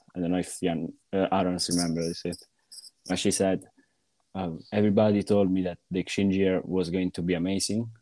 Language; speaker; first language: English; non-native, fluent; Italian